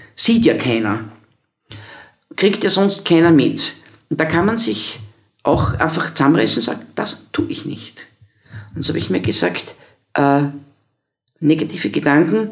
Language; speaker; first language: German; native; German